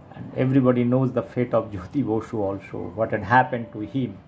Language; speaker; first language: English; non-native, local second language; Bangla